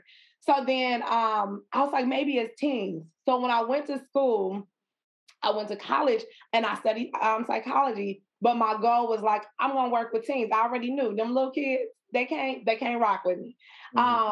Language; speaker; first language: English; native; English